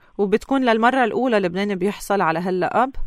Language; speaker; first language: Arabic; native; Arabic